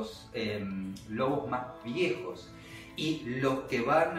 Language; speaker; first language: Spanish; native; Spanish